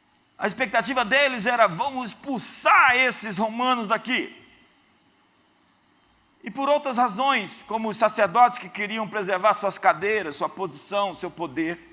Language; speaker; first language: Portuguese; native; Portuguese